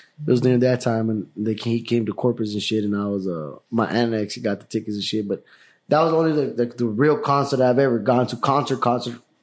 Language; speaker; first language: English; early bilingual, other home language; Spanish